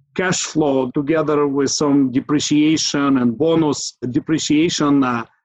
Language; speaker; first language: English; non-native, fluent; Ukrainian